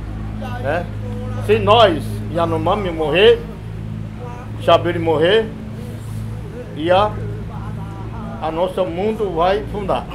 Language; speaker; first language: Portuguese; non-native, local second language; Yanomámi